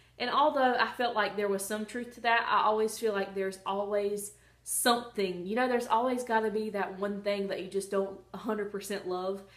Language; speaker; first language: English; native; English